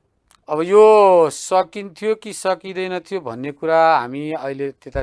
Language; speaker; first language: Nepali; native; Nepali